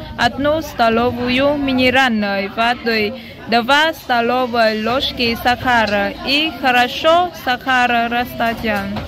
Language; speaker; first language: Russian; non-native, learner; Vietnamese